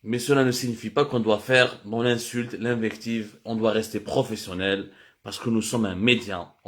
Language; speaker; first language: French; non-native, local second language; Arabic